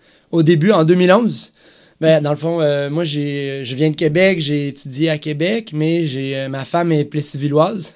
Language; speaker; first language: French; native; French